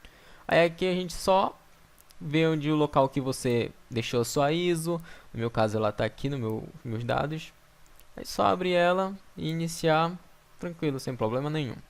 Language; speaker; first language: Portuguese; native; Portuguese